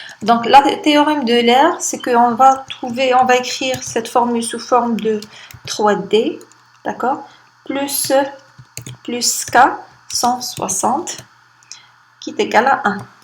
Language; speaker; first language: French; non-native, local second language; Arabic